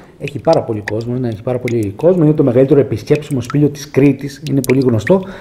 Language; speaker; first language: Greek; native; Greek